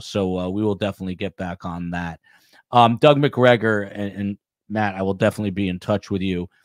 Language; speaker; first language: English; native; English